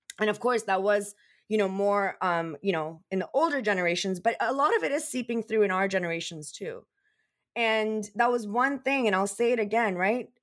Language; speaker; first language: English; early bilingual, other home language; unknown